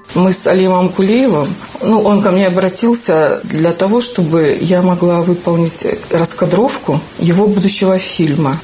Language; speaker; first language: Russian; native; Russian